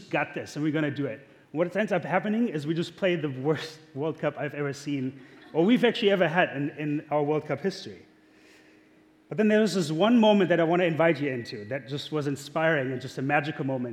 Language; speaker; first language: English; non-native, fluent; German